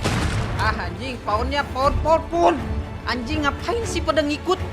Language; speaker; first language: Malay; non-native, local second language; Sundanese